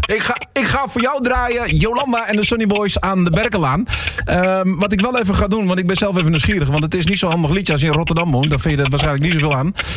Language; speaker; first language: Dutch; native; Dutch